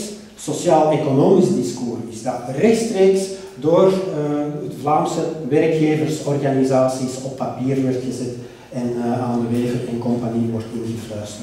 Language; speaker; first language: Dutch; native; Dutch